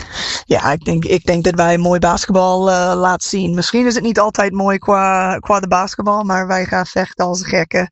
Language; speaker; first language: Dutch; non-native, fluent; English